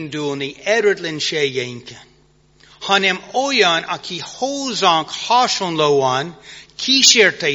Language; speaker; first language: Hungarian; non-native, fluent; English